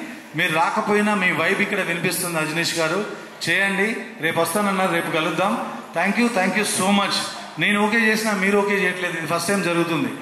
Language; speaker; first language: Telugu; native; Telugu